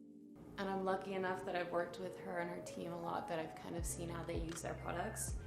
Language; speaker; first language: English; native; English